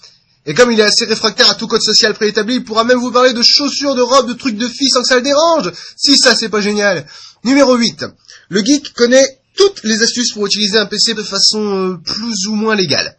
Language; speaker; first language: French; native; French